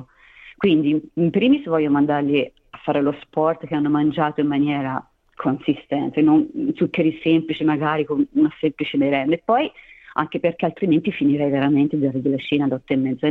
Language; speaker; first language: Italian; native; Italian